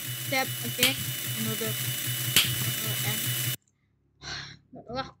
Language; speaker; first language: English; non-native, learner; Indonesian